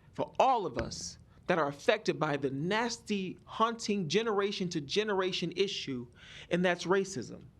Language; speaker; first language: English; native; English